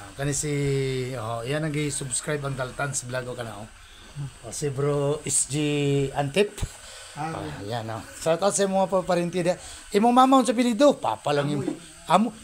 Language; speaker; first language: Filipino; non-native, local second language; Hiligaynon